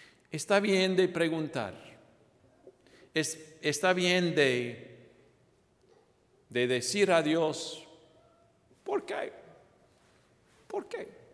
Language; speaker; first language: Spanish; non-native, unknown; English